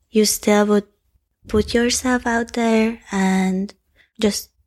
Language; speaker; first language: English; non-native, fluent; Hungarian